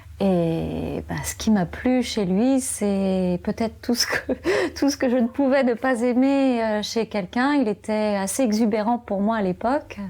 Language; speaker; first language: French; native; French